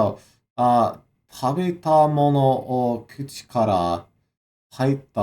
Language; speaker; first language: Japanese; non-native, learner; English